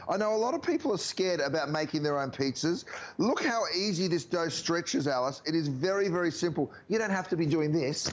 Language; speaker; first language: English; native; English